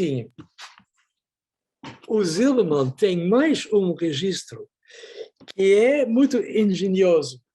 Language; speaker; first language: Portuguese; non-native, fluent; Dutch